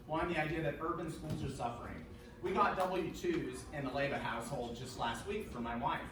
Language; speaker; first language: English; native; English